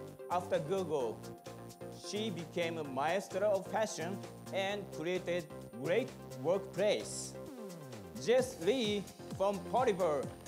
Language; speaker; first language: English; non-native, fluent; Japanese